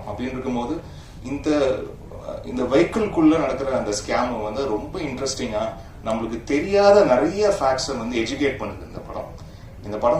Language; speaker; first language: Tamil; native; Tamil